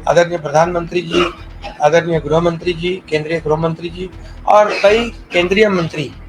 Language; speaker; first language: Hindi; non-native, local second language; Marathi